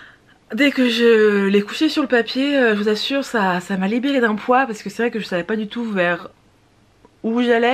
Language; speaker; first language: French; native; French